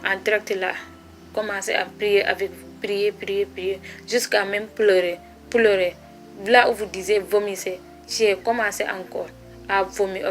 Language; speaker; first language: French; non-native, local second language; Wolof